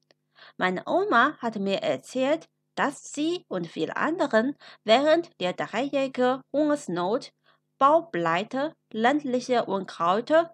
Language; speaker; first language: German; non-native, fluent; Chinese